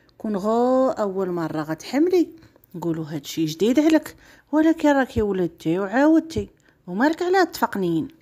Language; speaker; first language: Arabic; native; Arabic